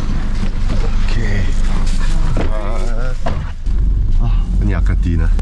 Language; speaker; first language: Thai; non-native, learner; Korean